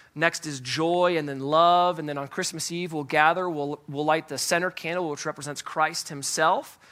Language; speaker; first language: English; native; English